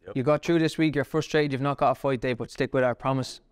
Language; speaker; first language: English; native; English